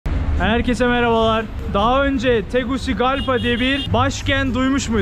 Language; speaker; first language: Turkish; native; Turkish